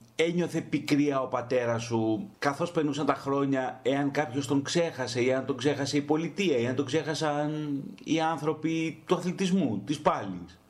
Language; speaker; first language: Greek; native; Greek